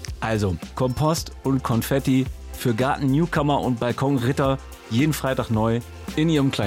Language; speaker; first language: German; native; German